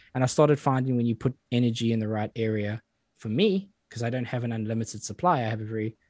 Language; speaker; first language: English; native; English